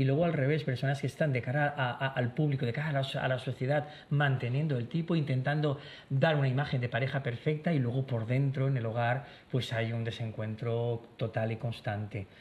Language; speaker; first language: Spanish; native; Spanish